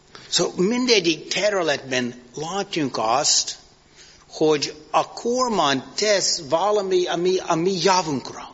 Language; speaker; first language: Hungarian; non-native, fluent; English